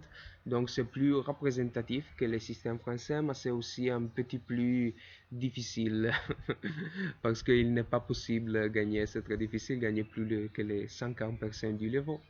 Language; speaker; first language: French; non-native, learner; Italian